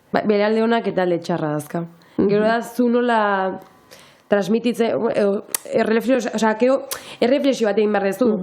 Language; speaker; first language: Basque; non-native, local second language; Spanish